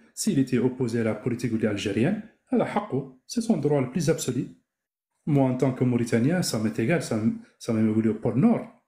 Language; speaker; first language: French; non-native, local second language; Arabic